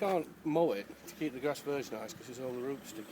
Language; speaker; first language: English; native; English